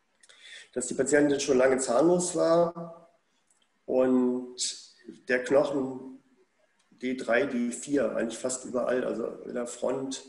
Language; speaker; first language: German; native; German